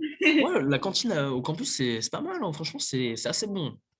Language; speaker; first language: French; native; French